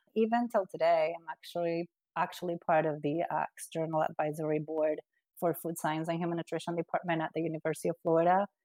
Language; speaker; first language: English; non-native, fluent; Spanish